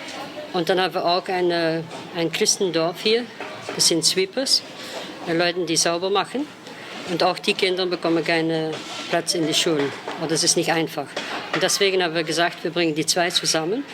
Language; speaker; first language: German; non-native, fluent; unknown